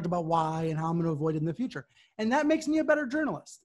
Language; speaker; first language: English; native; English